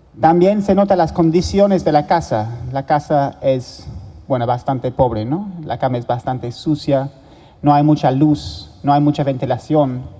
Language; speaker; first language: Spanish; non-native, fluent; English